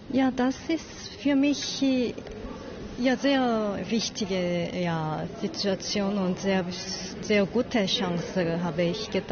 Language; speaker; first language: German; non-native, learner; Korean